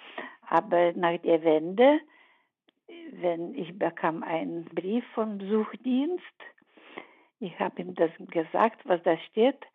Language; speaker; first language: German; early bilingual, heritage; German